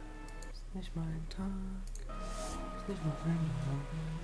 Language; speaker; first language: German; native; German